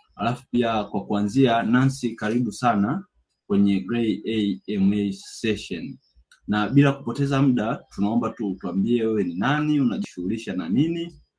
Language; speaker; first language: Swahili; native; Swahili